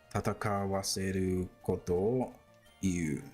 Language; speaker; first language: Japanese; non-native, learner; English